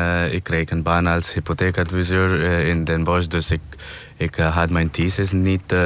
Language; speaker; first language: Dutch; non-native, fluent; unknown